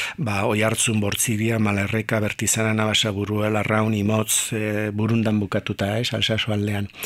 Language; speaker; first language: Basque; native; Basque